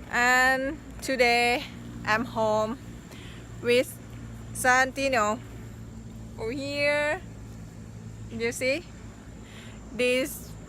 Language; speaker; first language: English; non-native, learner; Thai